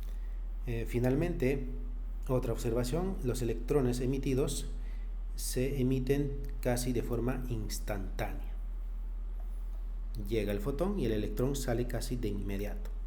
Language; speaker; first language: Spanish; native; Spanish